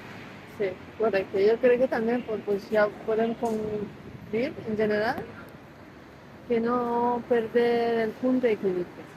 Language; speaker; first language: Catalan; non-native, local second language; Spanish